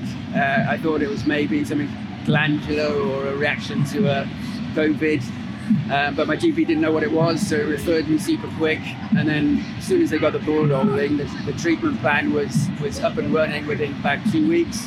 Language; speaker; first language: English; native; English